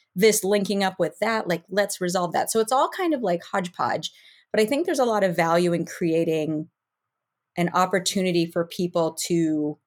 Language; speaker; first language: English; native; English